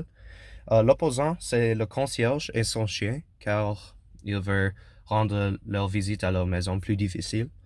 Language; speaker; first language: French; non-native, learner; English